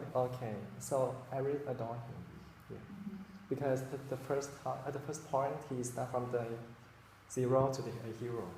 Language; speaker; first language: English; non-native, fluent; Vietnamese